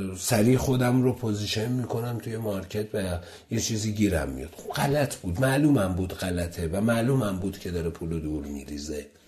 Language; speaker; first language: Persian; non-native, local second language; Azerbaijani